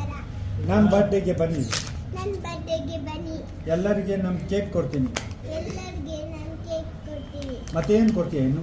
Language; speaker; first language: Kannada; non-native, local second language; Ladakhi